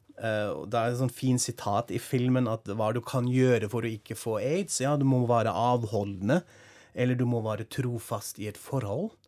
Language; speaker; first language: Norwegian; non-native, fluent; German